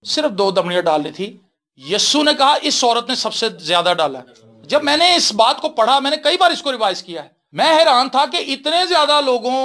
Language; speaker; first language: Urdu; non-native, local second language; Punjabi